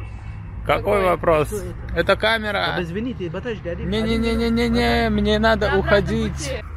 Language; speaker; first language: Russian; native; Russian